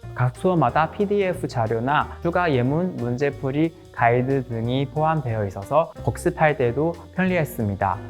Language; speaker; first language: Korean; non-native, fluent; Chinese